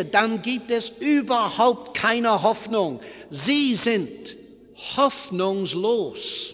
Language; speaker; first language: German; non-native, fluent; English